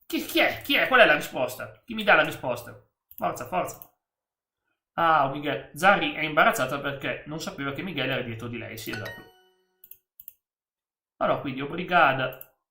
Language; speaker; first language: Italian; native; Italian